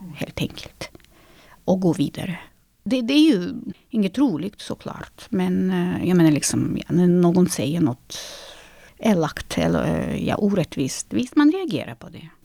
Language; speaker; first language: Swedish; non-native, fluent; Russian